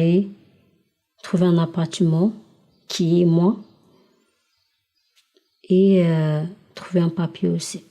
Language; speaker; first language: French; non-native, learner; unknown